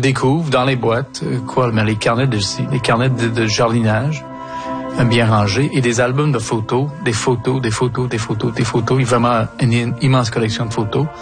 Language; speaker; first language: French; non-native, local second language; English